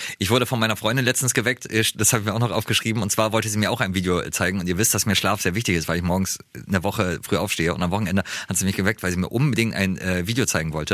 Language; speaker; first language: German; native; German